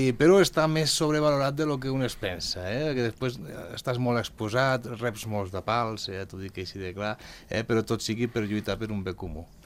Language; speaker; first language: Catalan; early bilingual, other home language; Spanish